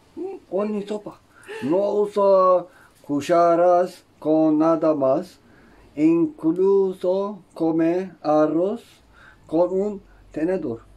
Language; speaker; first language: Spanish; non-native, learner; Turkish